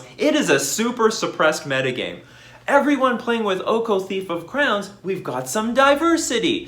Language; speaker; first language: English; native; English